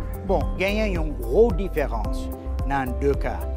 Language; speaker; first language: Haitian Creole; non-native, fluent; English